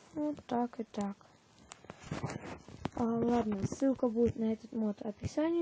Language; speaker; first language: Russian; native; Russian